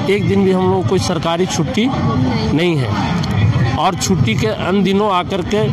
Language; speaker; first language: Hindi; native; Hindi